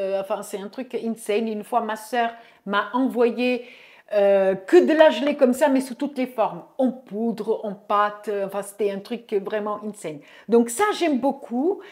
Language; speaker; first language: French; early bilingual, other home language; Portuguese